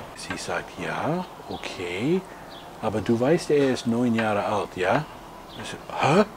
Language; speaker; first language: German; non-native, learner; English